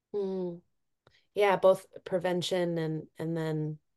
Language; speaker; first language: English; native; English